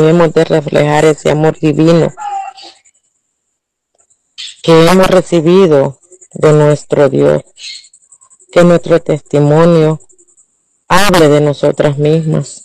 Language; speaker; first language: Spanish; native; Spanish